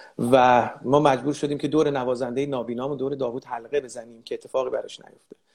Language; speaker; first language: Persian; native; Persian